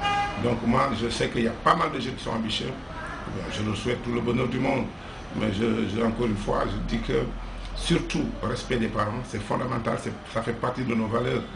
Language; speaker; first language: French; non-native, fluent; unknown